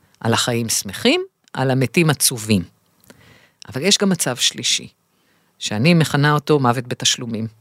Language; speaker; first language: Hebrew; native; Hebrew